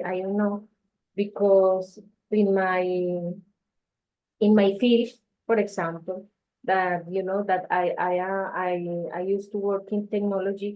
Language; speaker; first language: English; non-native, learner; Spanish